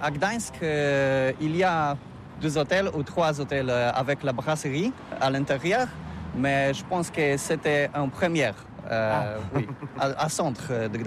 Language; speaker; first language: French; non-native, learner; Polish